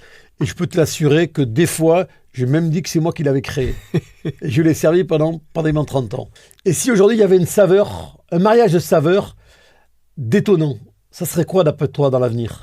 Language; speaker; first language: French; native; French